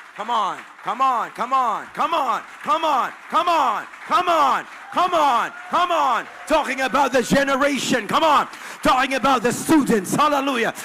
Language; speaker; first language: English; non-native, local second language; Filipino